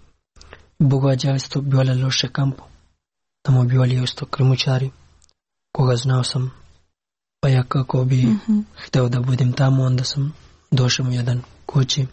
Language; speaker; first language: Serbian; non-native, learner; Pashto